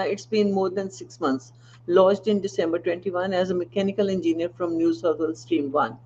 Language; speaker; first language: English; non-native, local second language; Punjabi